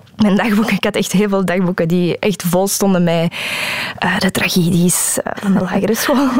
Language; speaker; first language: Dutch; native; Dutch